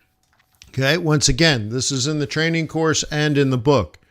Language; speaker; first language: English; native; English